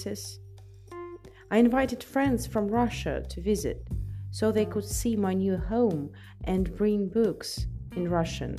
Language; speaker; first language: English; non-native, fluent; Russian